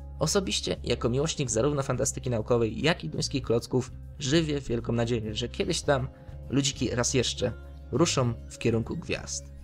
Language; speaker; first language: Polish; native; Polish